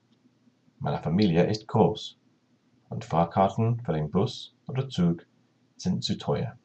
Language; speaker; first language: German; non-native, learner; English